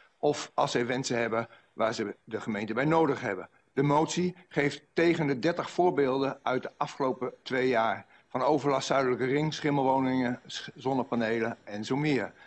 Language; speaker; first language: Dutch; native; Dutch